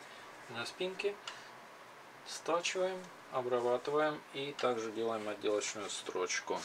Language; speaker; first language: Russian; native; Russian